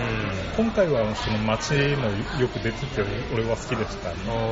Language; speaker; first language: Japanese; native; Japanese